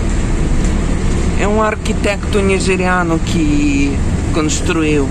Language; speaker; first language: Portuguese; non-native, fluent; Ukrainian